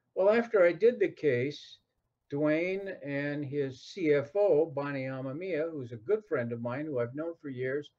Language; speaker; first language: English; native; English